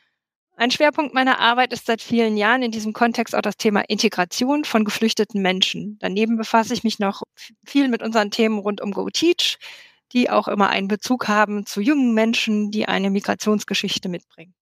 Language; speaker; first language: German; native; German